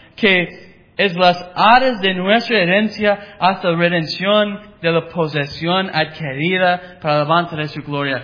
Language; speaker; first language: Spanish; non-native, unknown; English